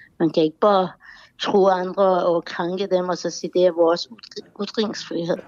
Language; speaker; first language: Danish; non-native, fluent; Persian